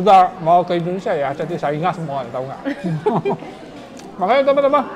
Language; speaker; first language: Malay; non-native, fluent; Chinese